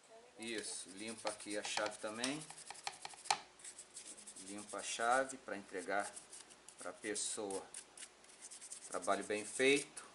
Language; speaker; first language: Portuguese; native; Portuguese